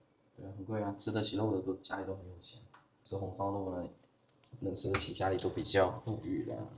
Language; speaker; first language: Chinese; native; Chinese